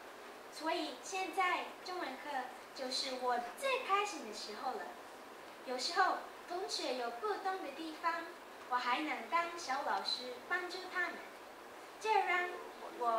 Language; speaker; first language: Chinese; non-native, fluent; Japanese